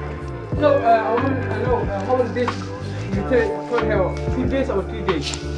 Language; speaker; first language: English; non-native, learner; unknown